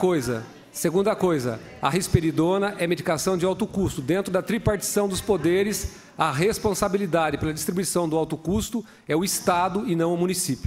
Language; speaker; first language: Portuguese; native; Portuguese